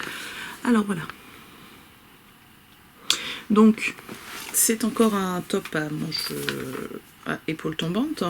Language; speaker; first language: French; native; French